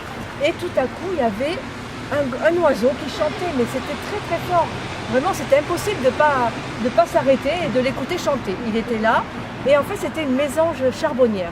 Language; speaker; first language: French; native; French